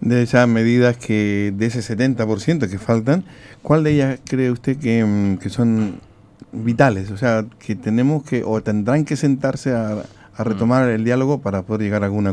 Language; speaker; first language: Spanish; native; Spanish